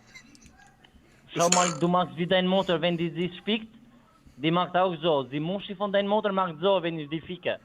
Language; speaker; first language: German; non-native, fluent; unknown